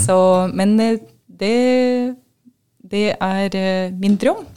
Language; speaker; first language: Norwegian; non-native, learner; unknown